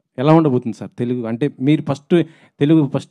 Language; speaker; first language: Telugu; native; Telugu